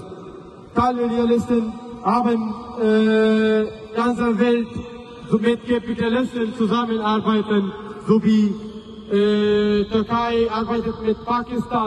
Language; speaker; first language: German; non-native, learner; Baluchi